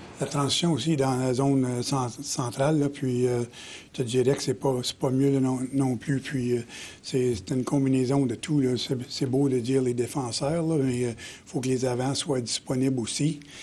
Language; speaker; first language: French; native; French